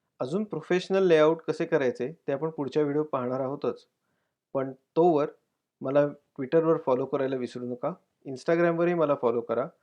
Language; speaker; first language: Marathi; native; Marathi